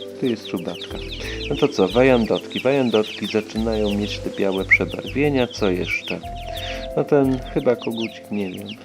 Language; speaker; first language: Polish; native; Polish